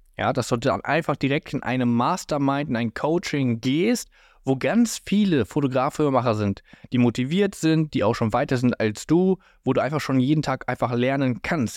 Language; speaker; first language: German; native; German